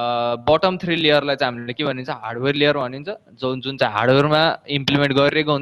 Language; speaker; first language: Nepali; native; Nepali